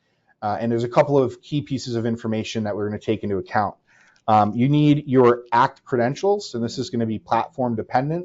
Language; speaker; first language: English; native; English